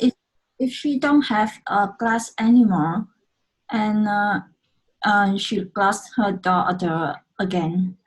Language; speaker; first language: English; non-native, learner; Vietnamese